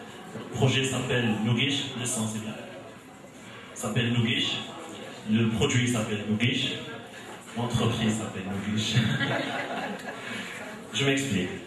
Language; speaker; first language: French; non-native, local second language; Arabic